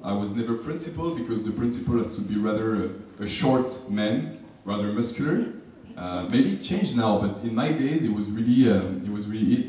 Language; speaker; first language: English; non-native, fluent; French